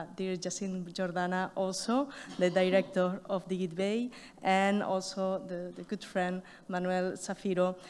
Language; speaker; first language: English; non-native, fluent; Catalan